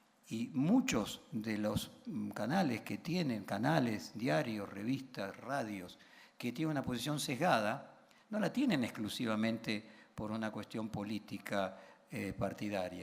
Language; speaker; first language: Spanish; native; Spanish